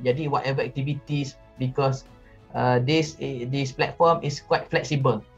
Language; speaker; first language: English; non-native, local second language; Malay